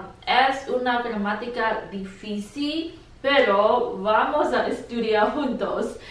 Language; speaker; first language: Spanish; non-native, learner; English